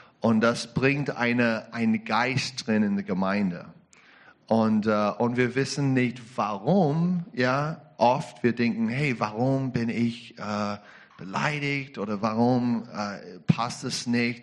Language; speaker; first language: German; non-native, learner; English